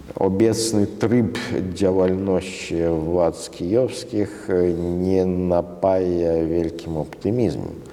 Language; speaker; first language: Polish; non-native, fluent; Russian